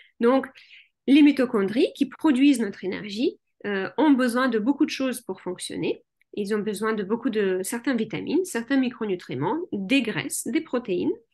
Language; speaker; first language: French; early bilingual, other home language; Russian